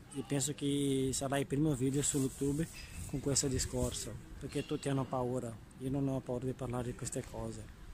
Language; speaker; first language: Italian; non-native, learner; Portuguese